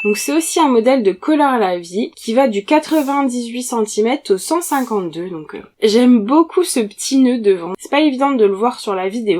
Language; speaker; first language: French; native; French